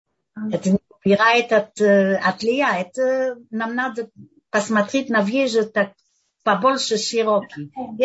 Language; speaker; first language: Russian; early bilingual, heritage; Russian